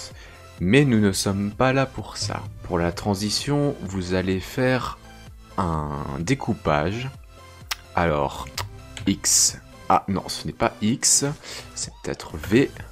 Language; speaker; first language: French; native; French